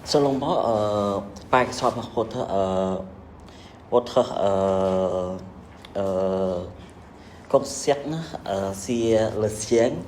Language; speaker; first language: French; non-native, learner; Khmer